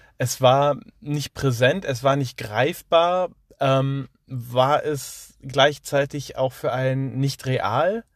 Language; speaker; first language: German; native; German